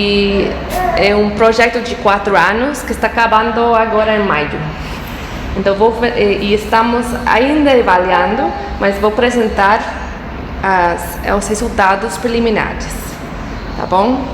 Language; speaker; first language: Portuguese; non-native, fluent; English